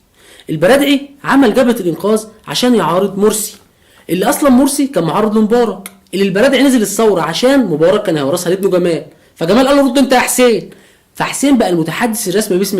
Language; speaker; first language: Arabic; native; Arabic